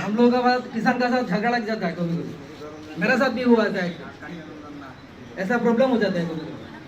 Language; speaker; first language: Hindi; non-native, local second language; Bangla